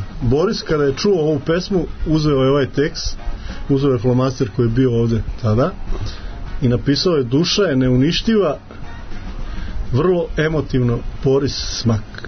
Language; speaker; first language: Serbian; native; Serbian